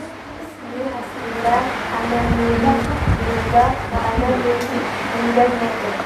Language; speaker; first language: Arabic; non-native, learner; Indonesian